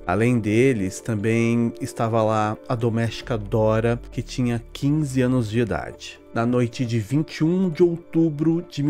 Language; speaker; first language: Portuguese; native; Portuguese